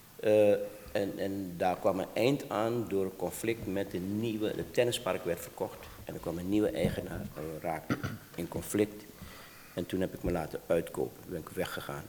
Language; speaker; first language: Dutch; native; Dutch